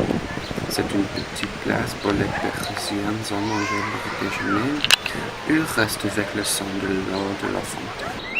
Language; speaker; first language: French; non-native, learner; English